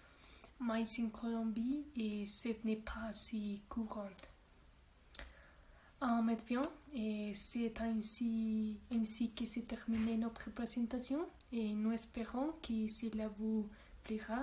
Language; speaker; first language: French; non-native, learner; Spanish